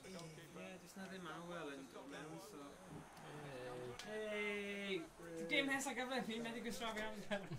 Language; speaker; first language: Welsh; native; Welsh